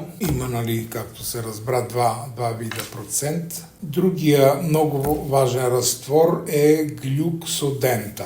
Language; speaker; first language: Bulgarian; native; Bulgarian